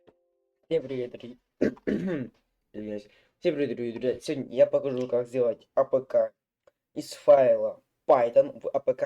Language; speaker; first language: Russian; native; Russian